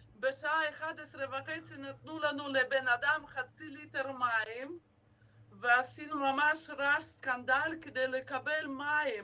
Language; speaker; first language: Hebrew; non-native, fluent; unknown